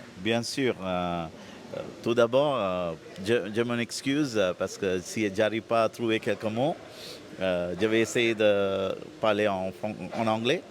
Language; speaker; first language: French; non-native, fluent; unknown